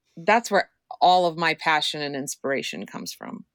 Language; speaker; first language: English; non-native, fluent; Croatian